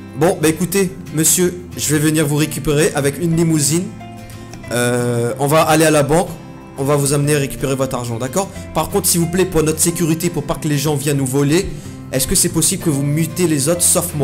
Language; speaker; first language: French; native; French